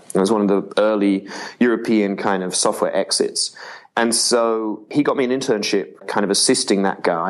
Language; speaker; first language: English; native; English